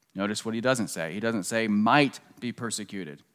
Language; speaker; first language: English; native; English